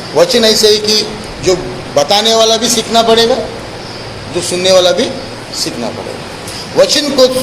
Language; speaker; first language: Hindi; non-native, local second language; Telugu